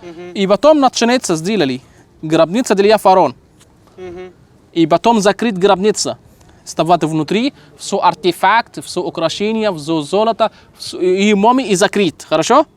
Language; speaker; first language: Russian; non-native, learner; Arabic